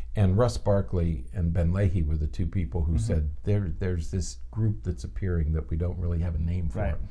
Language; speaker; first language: English; native; English